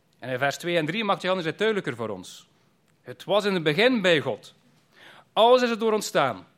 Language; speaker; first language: Dutch; native; Dutch